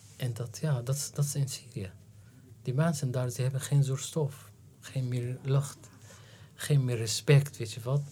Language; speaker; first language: Dutch; non-native, learner; Arabic